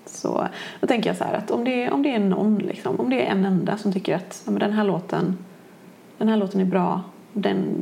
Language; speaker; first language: Swedish; native; Swedish